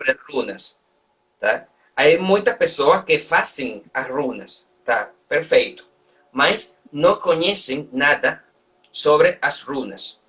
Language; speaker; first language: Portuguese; non-native, learner; Spanish